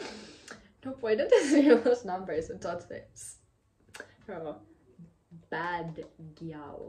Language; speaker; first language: Spanish; non-native, learner; English